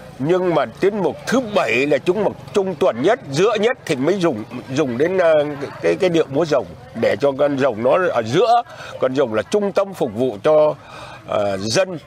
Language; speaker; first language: Vietnamese; non-native, local second language; Iu Mien